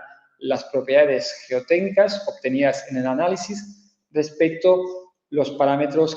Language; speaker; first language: Spanish; native; Spanish